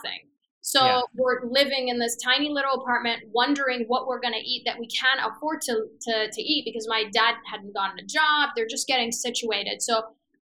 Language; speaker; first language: English; non-native, fluent; Persian